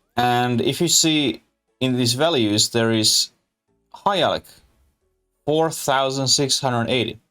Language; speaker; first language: English; non-native, learner; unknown